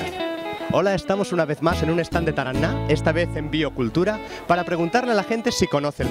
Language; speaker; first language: Spanish; native; Spanish